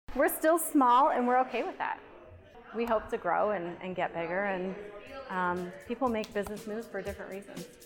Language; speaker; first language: English; native; English